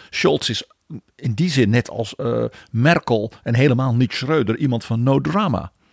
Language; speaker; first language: Dutch; native; Dutch